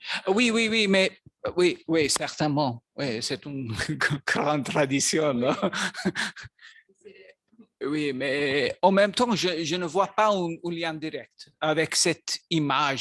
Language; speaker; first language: French; non-native, learner; Maltese